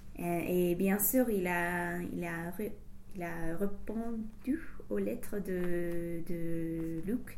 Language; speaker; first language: French; non-native, learner; English